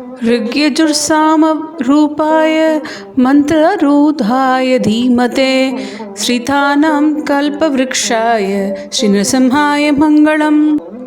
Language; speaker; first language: English; non-native, local second language; Tamil